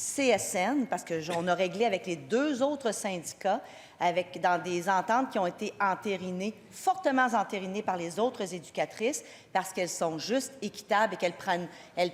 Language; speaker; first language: French; native; French